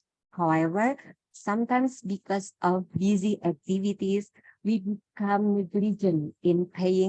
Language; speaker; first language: English; non-native, learner; Indonesian